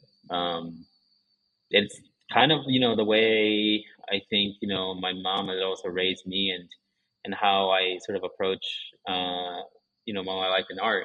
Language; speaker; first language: English; early bilingual, other home language; Japanese